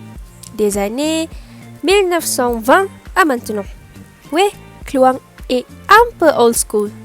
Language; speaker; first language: French; non-native, learner; Malay